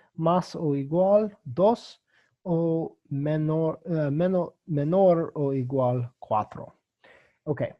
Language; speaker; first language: Spanish; non-native, learner; English